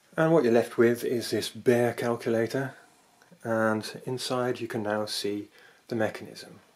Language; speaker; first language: English; non-native, fluent; Dutch